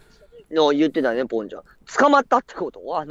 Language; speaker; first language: Japanese; native; Japanese